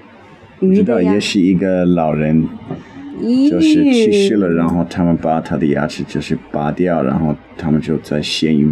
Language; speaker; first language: Chinese; non-native, learner; English